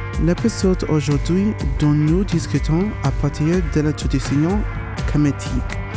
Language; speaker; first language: French; non-native, learner; English